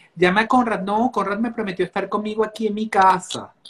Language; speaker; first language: Spanish; native; Spanish